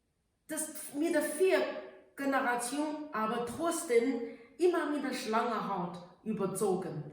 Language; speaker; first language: German; non-native, learner; Chinese